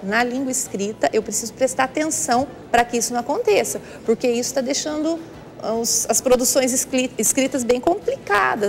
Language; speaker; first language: Portuguese; native; Portuguese